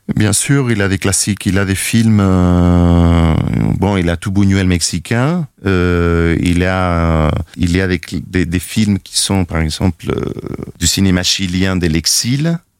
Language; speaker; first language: French; non-native, fluent; Spanish